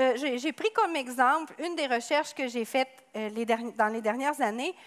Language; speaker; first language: French; native; French